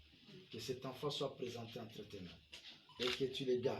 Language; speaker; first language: French; non-native, local second language; Lingala